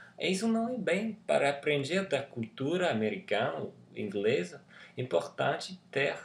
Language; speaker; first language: Portuguese; non-native, learner; English